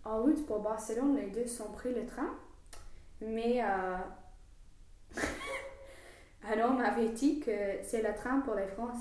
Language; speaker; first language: French; non-native, learner; English